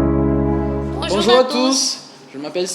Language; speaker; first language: French; non-native, local second language; Malagasy